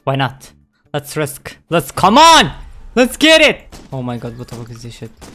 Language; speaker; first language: English; non-native, learner; Albanian